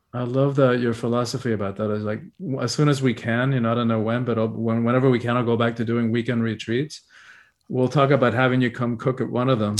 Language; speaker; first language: English; early bilingual, other home language; Spanish